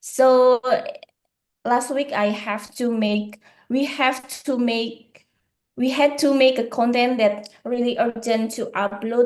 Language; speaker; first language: English; non-native, learner; Indonesian